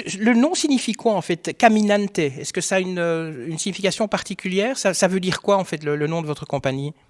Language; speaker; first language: French; native; French